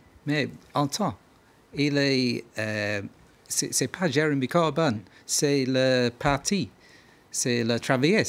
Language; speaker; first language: French; non-native, learner; English